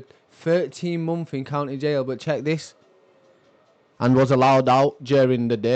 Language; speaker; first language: English; native; English